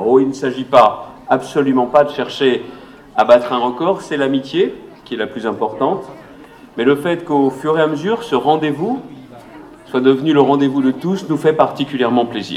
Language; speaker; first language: French; native; French